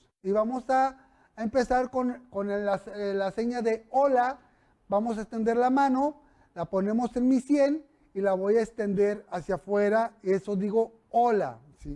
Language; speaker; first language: Spanish; native; Spanish